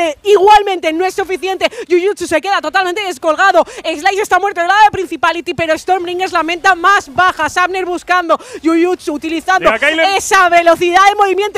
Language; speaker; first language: Spanish; native; Spanish